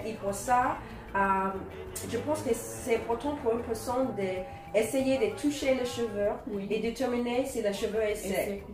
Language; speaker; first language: French; non-native, learner; English